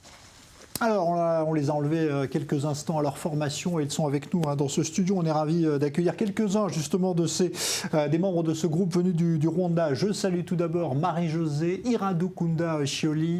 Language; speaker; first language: French; native; French